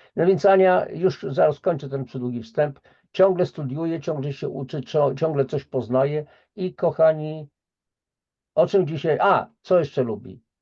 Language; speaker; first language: Polish; native; Polish